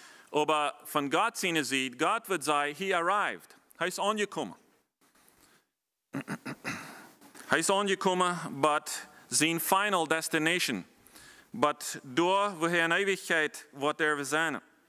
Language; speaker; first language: German; non-native, fluent; Plautdietsch